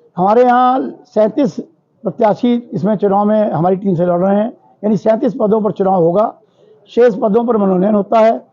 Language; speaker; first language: Hindi; native; Hindi